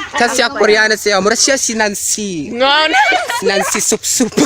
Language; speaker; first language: Cebuano; non-native, learner; Korean